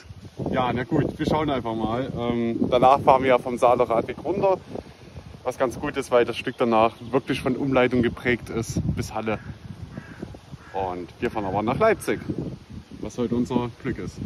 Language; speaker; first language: German; native; German